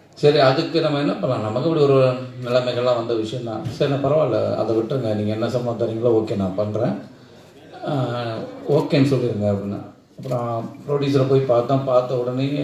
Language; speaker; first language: Tamil; native; Tamil